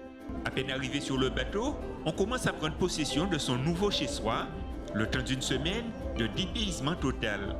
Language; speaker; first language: French; native; French